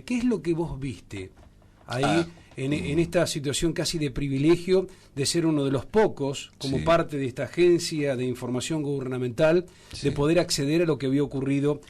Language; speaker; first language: Spanish; native; Spanish